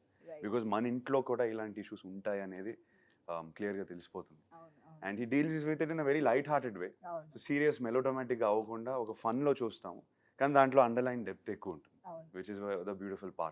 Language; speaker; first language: Telugu; native; Telugu